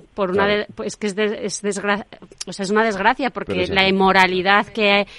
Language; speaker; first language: Spanish; native; Spanish